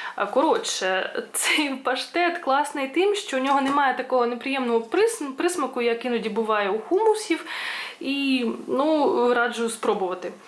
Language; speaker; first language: Ukrainian; non-native, local second language; Russian